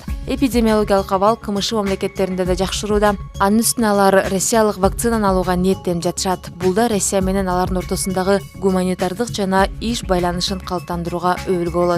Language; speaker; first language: Kyrgyz; native; Kyrgyz